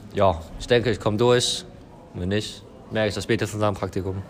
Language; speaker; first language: German; native; German